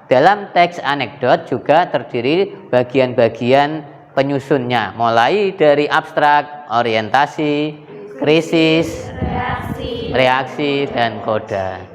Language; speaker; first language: Indonesian; native; Indonesian